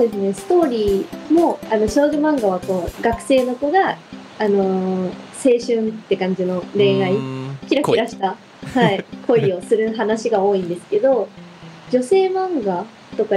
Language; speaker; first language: Japanese; native; Japanese